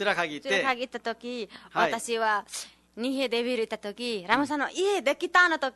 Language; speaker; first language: Japanese; non-native, learner; Nepali